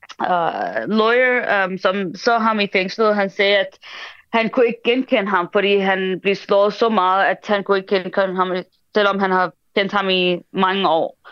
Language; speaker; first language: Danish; early bilingual, other home language; Arabic